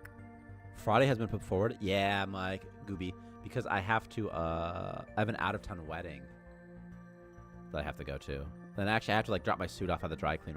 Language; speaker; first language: English; native; English